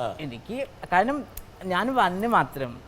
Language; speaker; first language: Malayalam; non-native, learner; Assamese